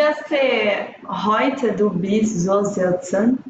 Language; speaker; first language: German; non-native, learner; Portuguese